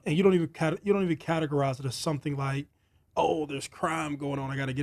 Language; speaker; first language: English; native; English